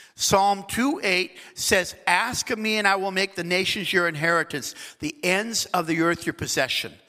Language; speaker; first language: English; native; English